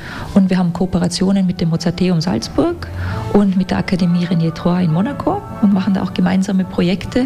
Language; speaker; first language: German; native; German